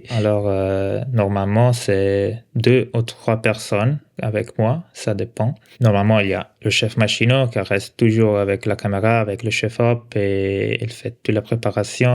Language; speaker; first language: French; non-native, local second language; Italian